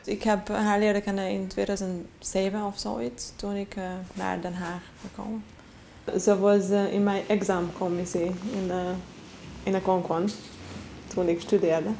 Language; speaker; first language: Dutch; non-native, fluent; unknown